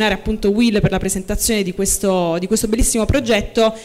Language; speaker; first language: Italian; native; Italian